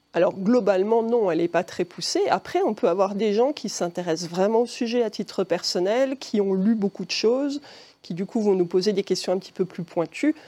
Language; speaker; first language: French; native; French